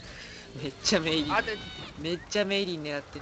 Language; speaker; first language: Japanese; native; Japanese